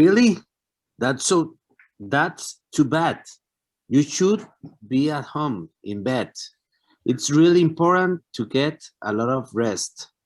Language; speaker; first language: English; non-native, learner; Spanish